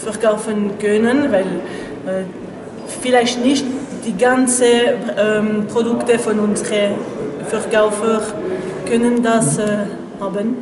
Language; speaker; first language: German; non-native, local second language; French